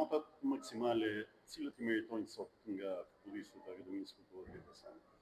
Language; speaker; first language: Albanian; native; Albanian